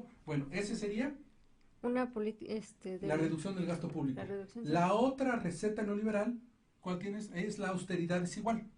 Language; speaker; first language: Spanish; native; Spanish